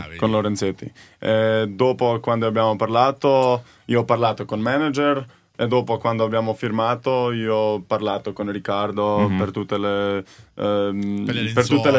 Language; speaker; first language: Italian; non-native, learner; Slovenian